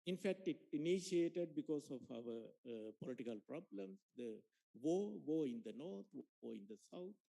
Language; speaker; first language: English; non-native, local second language; Sinhala